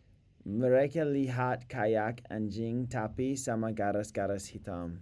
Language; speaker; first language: Indonesian; non-native, learner; English